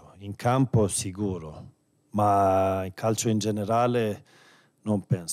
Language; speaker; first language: Italian; non-native, fluent; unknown